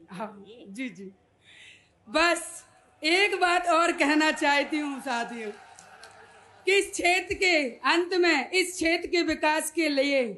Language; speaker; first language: Hindi; native; Hindi